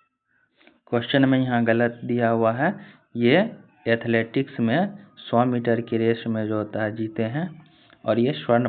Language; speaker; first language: Hindi; native; Hindi